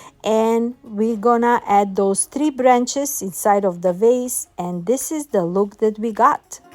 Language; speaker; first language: English; non-native, fluent; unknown